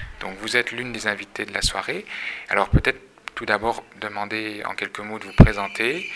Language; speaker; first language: French; native; French